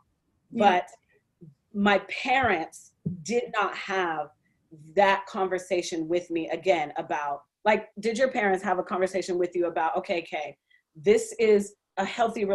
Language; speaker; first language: English; native; English